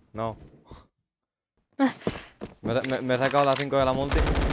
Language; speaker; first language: Spanish; native; Spanish